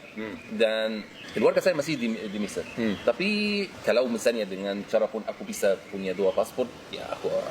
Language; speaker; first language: Indonesian; non-native, fluent; Arabic